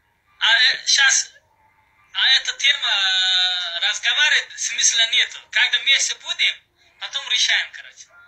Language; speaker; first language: Russian; non-native, learner; Uzbek